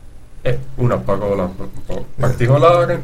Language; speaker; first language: Italian; non-native, fluent; Dutch